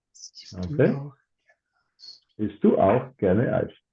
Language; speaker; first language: German; non-native, fluent; English